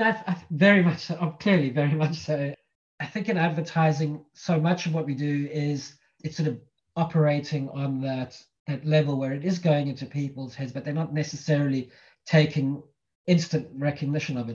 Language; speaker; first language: English; native; English